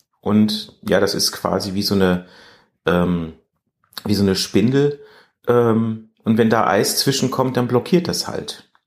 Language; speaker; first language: German; native; German